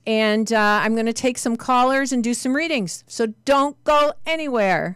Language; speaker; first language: English; native; English